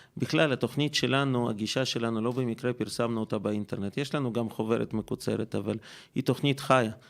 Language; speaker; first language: Hebrew; non-native, fluent; Russian